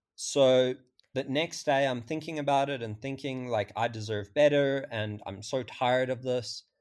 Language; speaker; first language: English; native; English